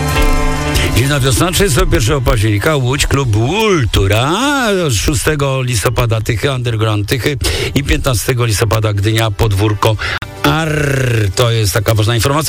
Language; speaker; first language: Polish; native; Polish